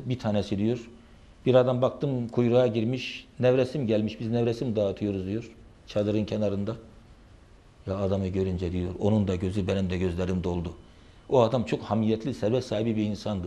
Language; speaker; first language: Turkish; native; Turkish